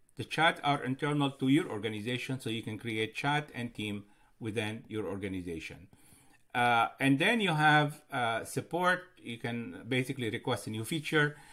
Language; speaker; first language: English; non-native, fluent; Arabic